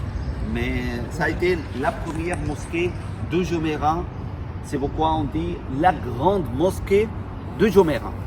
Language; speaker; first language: French; non-native, fluent; Arabic